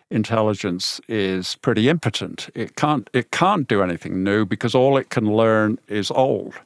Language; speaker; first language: English; native; English